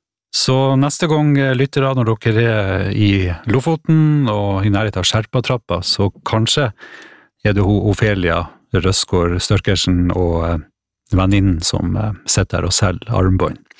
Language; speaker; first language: Norwegian; native; Norwegian